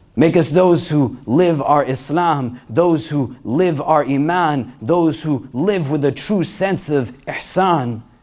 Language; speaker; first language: English; native; English